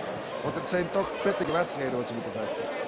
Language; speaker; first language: Dutch; native; Dutch